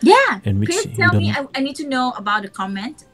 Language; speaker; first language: English; non-native, learner; Thai